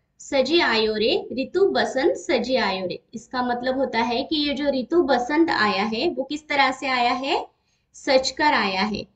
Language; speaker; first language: Hindi; non-native, local second language; Marathi